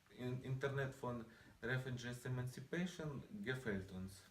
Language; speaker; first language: German; non-native, learner; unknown